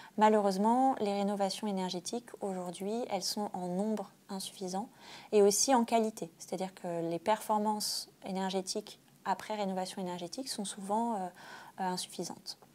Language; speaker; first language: French; native; French